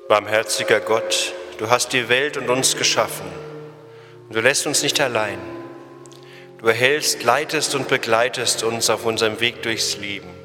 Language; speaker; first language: German; native; German